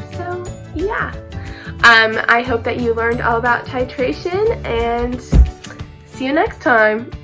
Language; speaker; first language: English; native; English